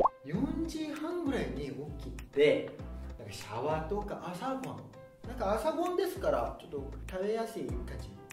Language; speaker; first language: Japanese; non-native, fluent; Korean